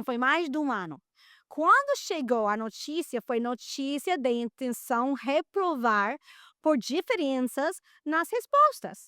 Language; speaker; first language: Portuguese; non-native, fluent; Spanish